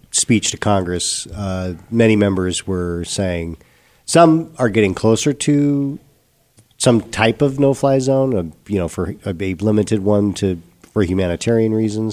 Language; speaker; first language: English; native; English